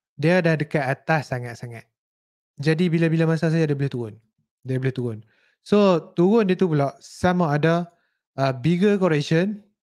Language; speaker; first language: Malay; native; Malay